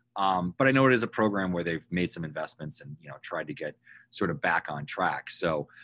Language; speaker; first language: English; native; English